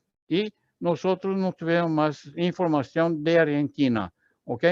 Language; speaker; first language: Spanish; non-native, learner; Portuguese